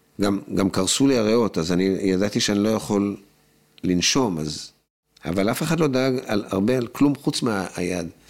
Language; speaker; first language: Hebrew; native; Hebrew